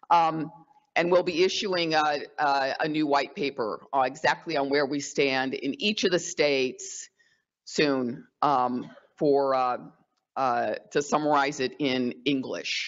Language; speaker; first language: English; native; English